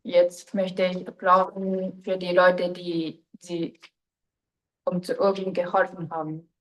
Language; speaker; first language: German; non-native, fluent; Japanese